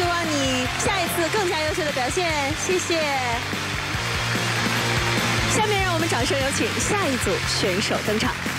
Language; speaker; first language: Chinese; native; Chinese